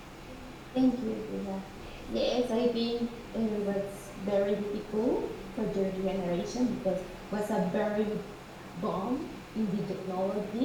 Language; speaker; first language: English; non-native, fluent; Spanish